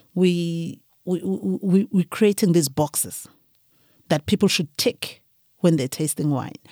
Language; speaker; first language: English; non-native, local second language; Zulu